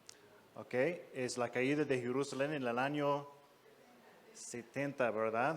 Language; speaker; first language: Spanish; non-native, fluent; English